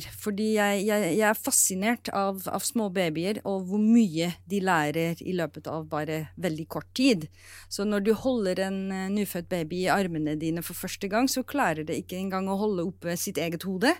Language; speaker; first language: Norwegian; non-native, fluent; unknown